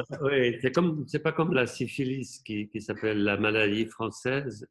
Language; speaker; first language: French; non-native, local second language; German